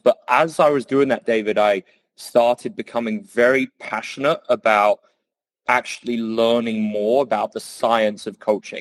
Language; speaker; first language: English; native; English